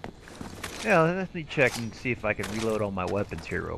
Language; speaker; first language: English; native; English